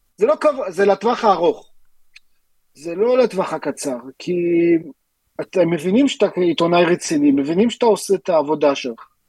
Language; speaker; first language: Hebrew; early bilingual, other home language; Russian